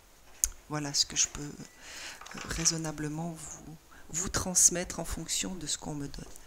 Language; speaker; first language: French; native; French